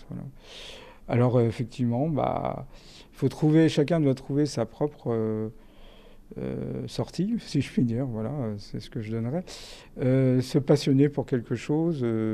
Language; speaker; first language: French; native; French